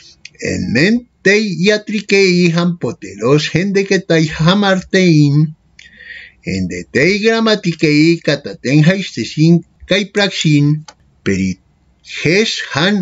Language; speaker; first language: Greek; non-native, fluent; Spanish